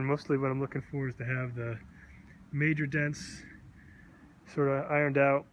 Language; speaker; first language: English; native; English